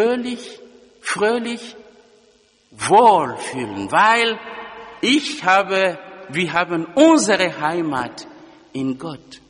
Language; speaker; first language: German; non-native, fluent; Lingala